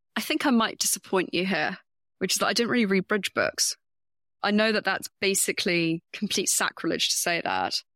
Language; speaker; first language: English; native; English